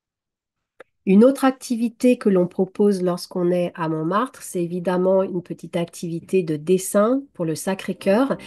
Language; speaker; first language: French; native; French